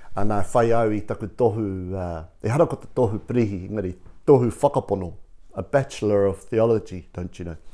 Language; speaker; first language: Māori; non-native, local second language; English